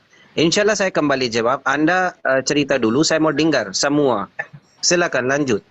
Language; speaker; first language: Indonesian; non-native, learner; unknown